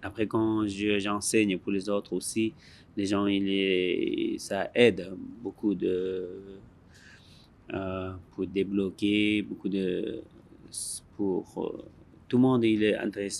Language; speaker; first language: French; non-native, learner; Tibetan